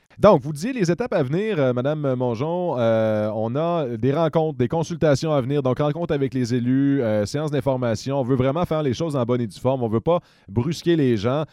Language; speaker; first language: French; native; French